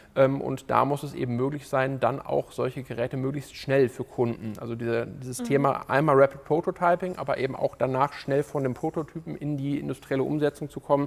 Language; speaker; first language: German; native; German